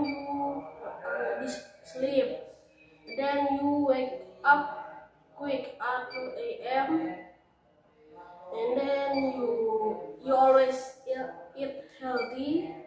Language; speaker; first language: English; non-native, learner; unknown